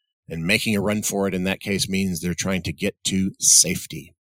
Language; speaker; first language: English; native; English